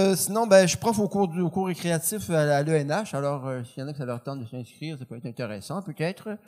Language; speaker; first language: French; native; French